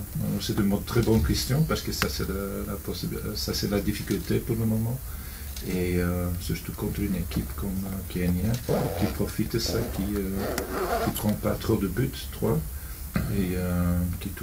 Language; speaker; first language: French; non-native, local second language; Dutch